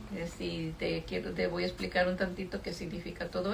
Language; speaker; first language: Spanish; native; Spanish